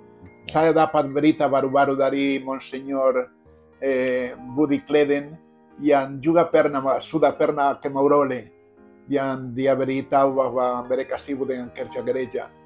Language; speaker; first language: Indonesian; non-native, fluent; Spanish